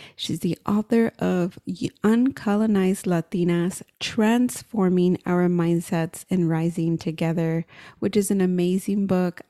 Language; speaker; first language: English; native; English